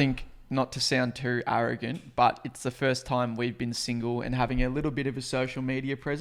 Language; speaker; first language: English; native; English